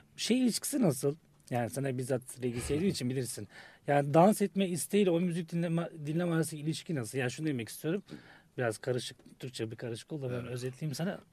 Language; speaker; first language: Turkish; native; Turkish